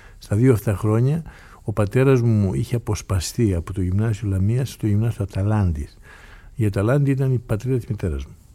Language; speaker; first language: Greek; native; Greek